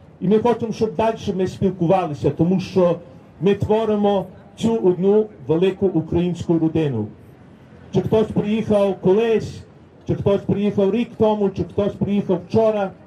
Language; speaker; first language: Ukrainian; early bilingual, heritage; Ukrainian